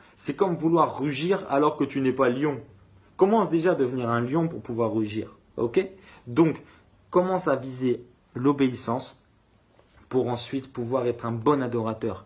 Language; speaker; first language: French; native; French